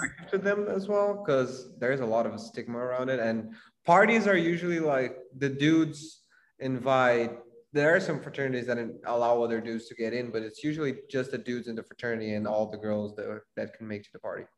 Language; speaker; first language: English; non-native, fluent; Portuguese